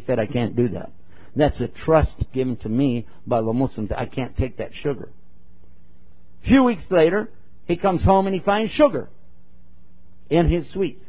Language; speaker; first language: English; native; English